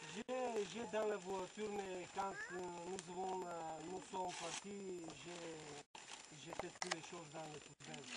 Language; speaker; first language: French; non-native, learner; Bulgarian